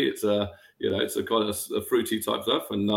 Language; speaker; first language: English; native; English